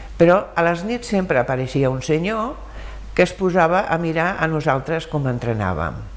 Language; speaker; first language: Catalan; early bilingual, other home language; German